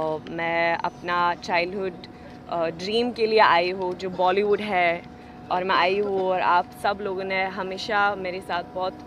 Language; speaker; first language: Hindi; non-native, learner; Swedish